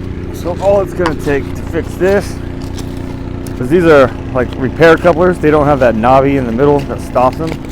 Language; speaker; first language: English; native; English